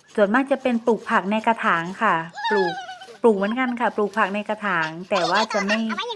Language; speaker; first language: Thai; non-native, local second language; Northern Khmer